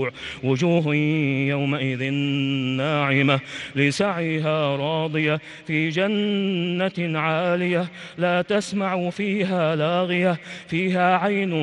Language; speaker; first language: Arabic; native; Arabic